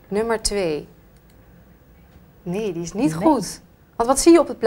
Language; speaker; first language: Dutch; native; Dutch